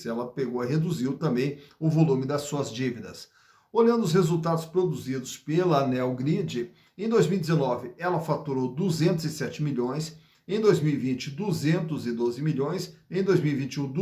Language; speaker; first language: Portuguese; native; Portuguese